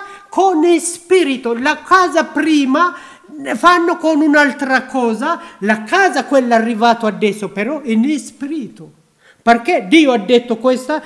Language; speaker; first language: Italian; non-native, learner; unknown